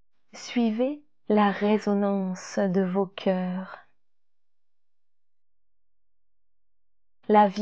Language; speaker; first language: French; native; French